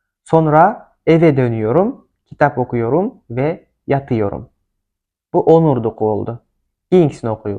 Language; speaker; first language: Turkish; non-native, fluent; Kyrgyz